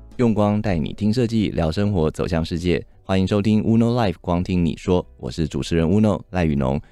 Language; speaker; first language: Chinese; native; Chinese